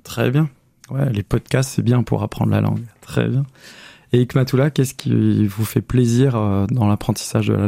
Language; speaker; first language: French; native; French